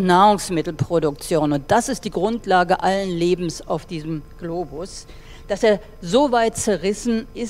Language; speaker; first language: German; native; German